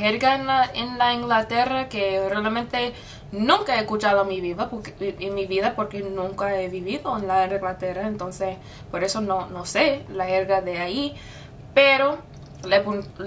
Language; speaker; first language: Spanish; non-native, fluent; English